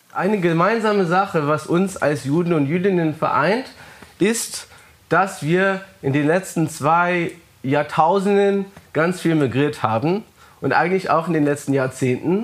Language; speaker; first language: German; non-native, fluent; English